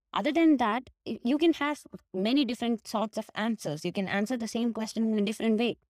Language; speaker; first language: English; non-native, local second language; Malayalam